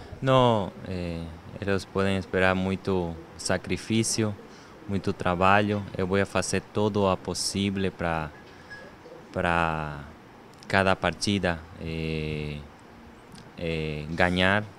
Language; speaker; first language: Portuguese; non-native, learner; Spanish